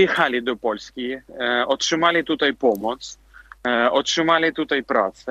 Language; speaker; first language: Polish; non-native, fluent; Belarusian